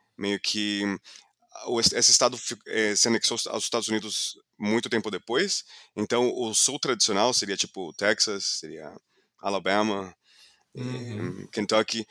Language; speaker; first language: Portuguese; non-native, fluent; English